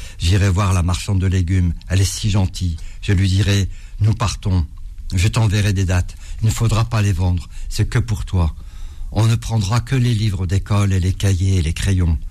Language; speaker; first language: French; early bilingual, other home language; Arabic